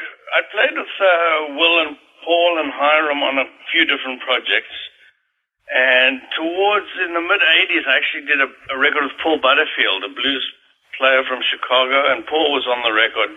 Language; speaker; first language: English; native; English